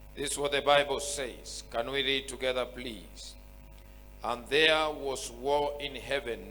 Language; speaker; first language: English; non-native, local second language; Swahili